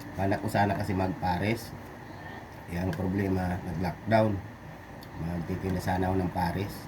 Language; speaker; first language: Filipino; non-native, local second language; Bikol